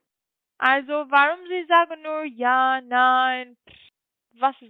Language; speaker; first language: German; non-native, learner; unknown